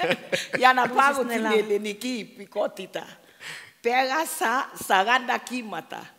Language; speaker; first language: Greek; non-native, fluent; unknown